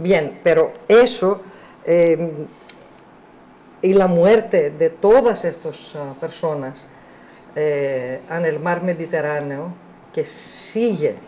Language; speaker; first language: Spanish; non-native, learner; Greek